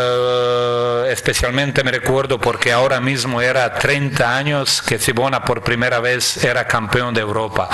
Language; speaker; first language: Spanish; non-native, fluent; Croatian